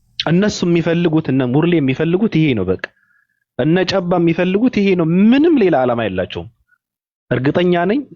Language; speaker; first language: Amharic; native; Amharic